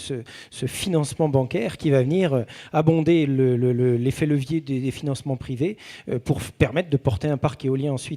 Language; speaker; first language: French; native; French